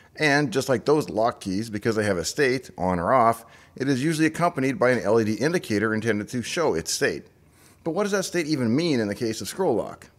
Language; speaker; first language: English; native; English